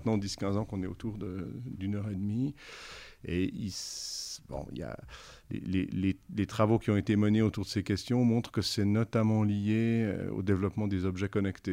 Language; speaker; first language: French; native; French